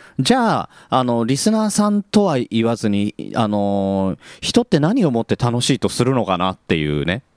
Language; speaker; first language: Japanese; native; Japanese